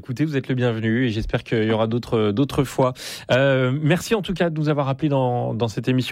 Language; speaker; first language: French; native; French